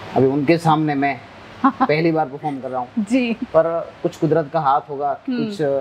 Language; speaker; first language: Hindi; non-native, local second language; Kachhi